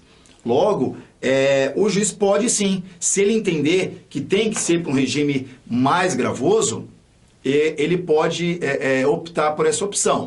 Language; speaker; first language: Portuguese; native; Portuguese